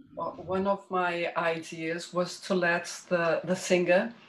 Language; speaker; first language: English; early bilingual, other home language; Portuguese